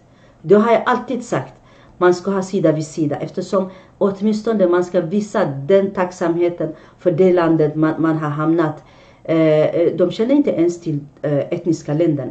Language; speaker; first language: Swedish; non-native, fluent; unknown